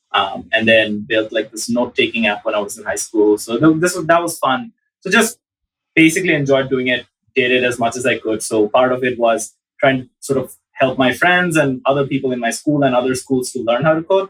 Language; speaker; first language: English; non-native, local second language; Bangla